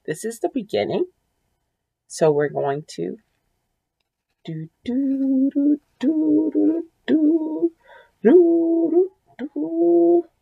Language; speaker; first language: English; early bilingual, other home language; French